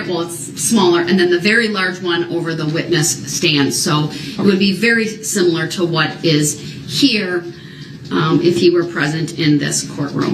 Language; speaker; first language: English; native; English